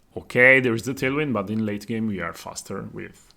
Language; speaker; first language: English; non-native, fluent; Italian